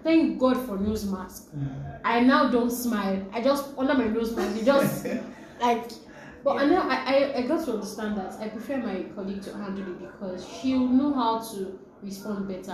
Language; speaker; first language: English; non-native, local second language; Yoruba